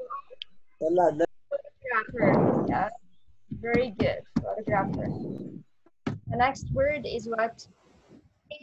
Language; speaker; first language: English; non-native, fluent; Arabic